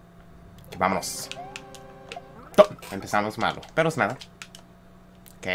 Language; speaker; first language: Spanish; early bilingual, heritage; Spanish